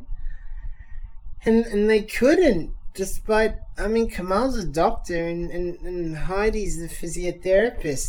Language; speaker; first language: English; native; English